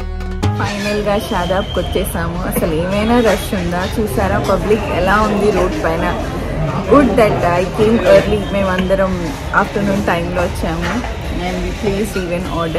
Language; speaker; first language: Telugu; non-native, local second language; Urdu